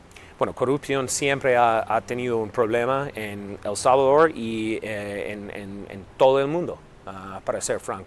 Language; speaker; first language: Spanish; non-native, fluent; English